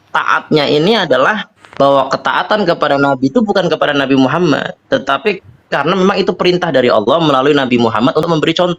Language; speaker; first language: Indonesian; native; Indonesian